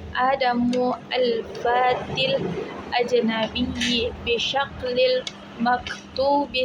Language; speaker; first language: Arabic; non-native, learner; Indonesian